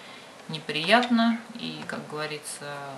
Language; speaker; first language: Russian; native; Russian